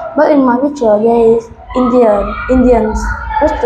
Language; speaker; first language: English; non-native, learner; Vietnamese